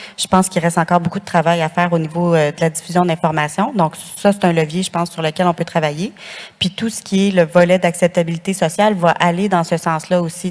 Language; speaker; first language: French; native; French